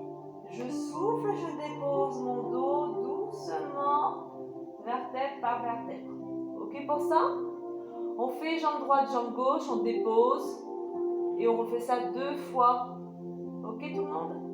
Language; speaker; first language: French; native; French